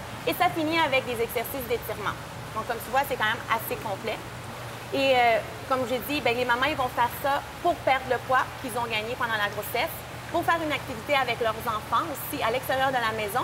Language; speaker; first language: French; native; French